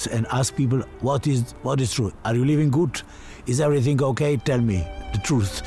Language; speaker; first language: English; non-native, fluent; Slovenian